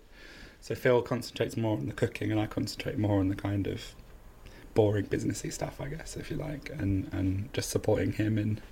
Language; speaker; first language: English; native; English